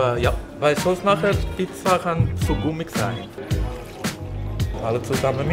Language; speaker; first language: German; non-native, learner; Italian